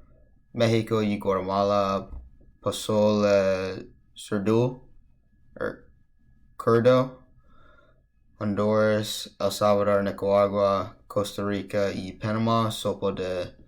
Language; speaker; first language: Spanish; non-native, learner; English